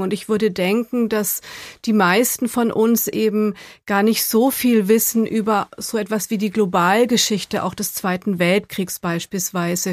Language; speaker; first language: German; native; German